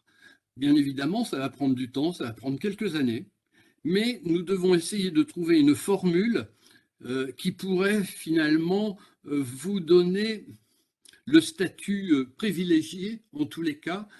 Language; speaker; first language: French; native; French